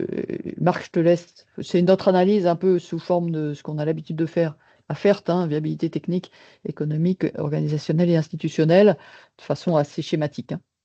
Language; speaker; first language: French; native; French